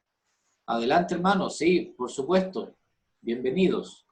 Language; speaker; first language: Spanish; native; Spanish